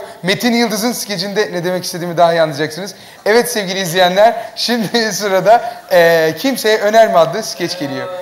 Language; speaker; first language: Turkish; native; Turkish